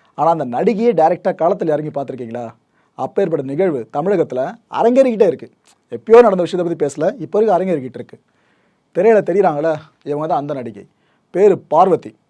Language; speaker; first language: Tamil; native; Tamil